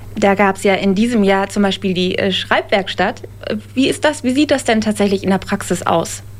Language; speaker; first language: German; native; German